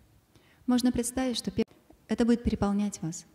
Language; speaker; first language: Russian; native; Russian